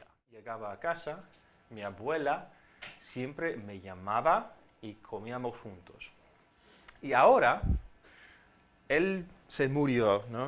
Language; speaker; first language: Spanish; non-native, fluent; English